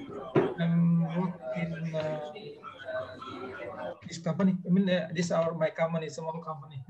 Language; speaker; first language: English; non-native, learner; Indonesian